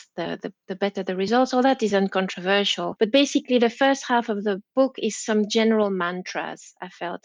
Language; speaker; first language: English; non-native, fluent; French